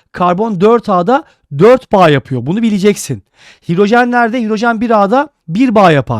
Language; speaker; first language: Turkish; native; Turkish